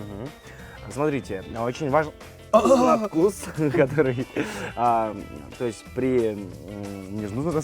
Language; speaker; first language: Russian; native; Russian